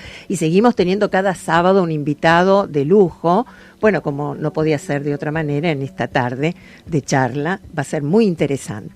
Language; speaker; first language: Spanish; native; Spanish